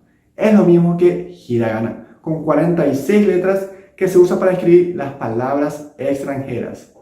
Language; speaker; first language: Spanish; non-native, local second language; Japanese